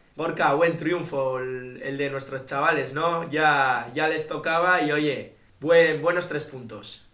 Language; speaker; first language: Spanish; native; Spanish